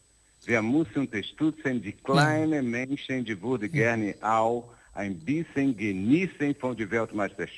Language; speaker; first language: German; non-native, learner; Portuguese